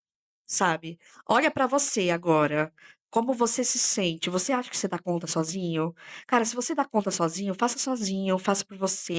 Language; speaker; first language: Portuguese; native; Portuguese